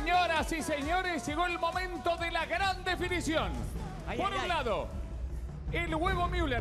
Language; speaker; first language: Spanish; native; Spanish